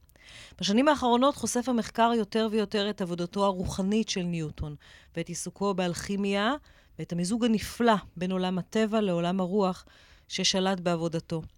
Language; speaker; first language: Hebrew; native; Hebrew